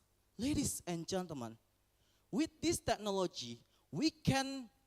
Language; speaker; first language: English; non-native, learner; Indonesian